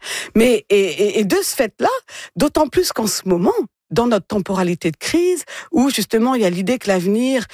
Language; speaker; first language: French; native; French